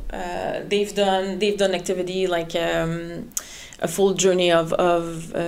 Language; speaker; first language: English; non-native, fluent; French